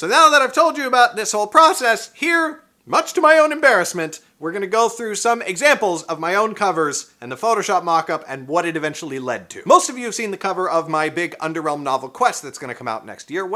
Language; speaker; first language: English; native; English